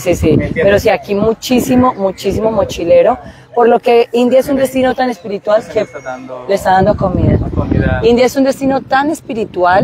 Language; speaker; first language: Spanish; native; Spanish